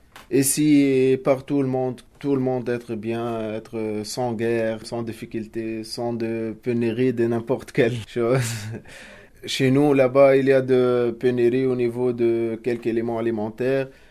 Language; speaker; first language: French; non-native, local second language; Arabic